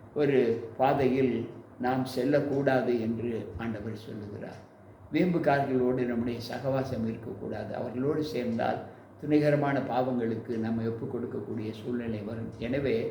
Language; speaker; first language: Tamil; native; Tamil